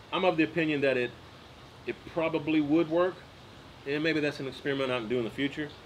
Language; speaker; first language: English; native; English